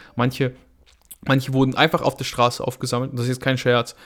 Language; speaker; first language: German; non-native, fluent; Russian